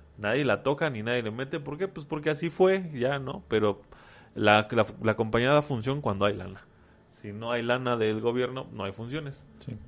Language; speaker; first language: Spanish; native; Spanish